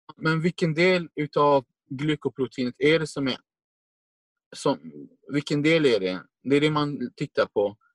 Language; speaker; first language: Swedish; non-native, fluent; Arabic